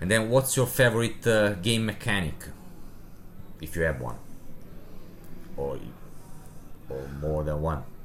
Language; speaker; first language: English; non-native, fluent; Italian